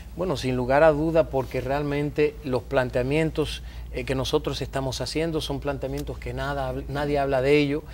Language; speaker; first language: Spanish; early bilingual, heritage; Spanish